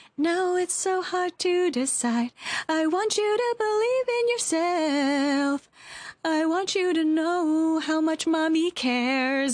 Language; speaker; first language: English; early bilingual, other home language; Chinese